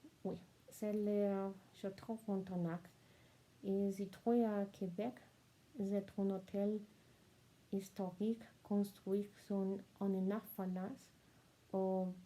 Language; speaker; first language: French; non-native, learner; Spanish